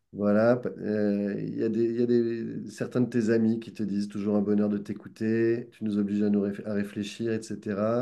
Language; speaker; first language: French; native; French